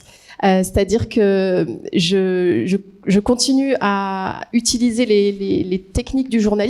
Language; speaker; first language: French; native; French